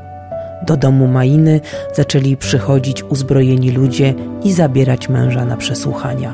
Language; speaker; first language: Polish; native; Polish